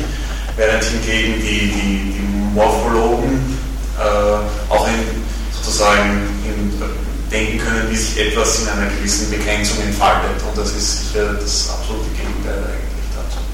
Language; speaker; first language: German; native; German